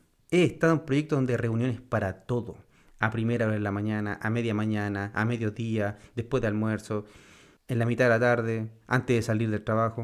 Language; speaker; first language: Spanish; native; Spanish